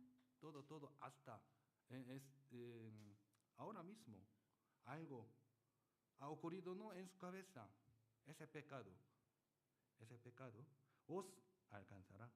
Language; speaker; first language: Spanish; non-native, learner; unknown